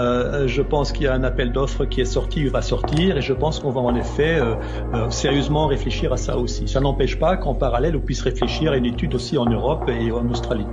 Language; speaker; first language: French; native; French